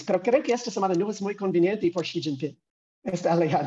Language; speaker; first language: Spanish; non-native, fluent; English